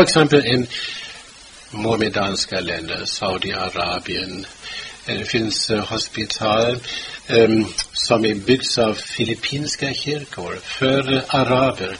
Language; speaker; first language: Swedish; non-native, fluent; German